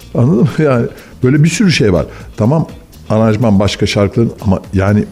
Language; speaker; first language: Turkish; native; Turkish